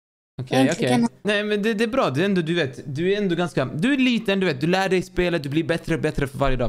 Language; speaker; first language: Swedish; native; Swedish